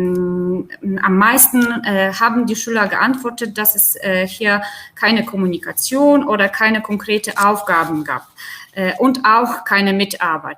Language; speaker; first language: German; non-native, fluent; Polish